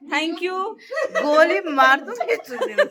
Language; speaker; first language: Hindi; non-native, local second language; Bangla